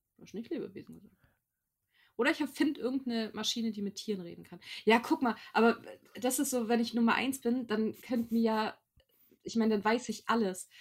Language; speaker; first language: German; native; German